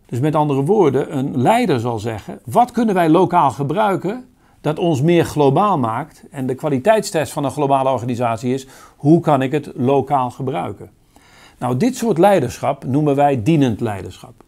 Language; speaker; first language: Dutch; native; Dutch